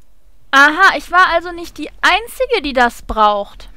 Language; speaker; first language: German; native; German